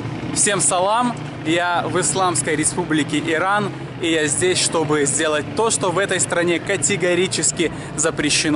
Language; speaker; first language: Russian; native; Russian